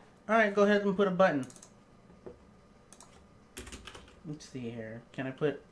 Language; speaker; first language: English; native; English